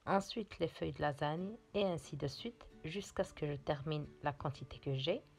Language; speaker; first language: French; non-native, local second language; Arabic